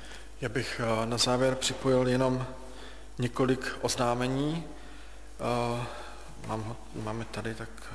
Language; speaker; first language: Czech; native; Czech